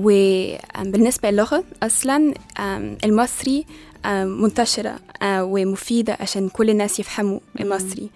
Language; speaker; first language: Arabic; non-native, learner; English